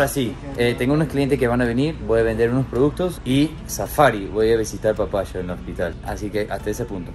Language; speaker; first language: Spanish; non-native, fluent; English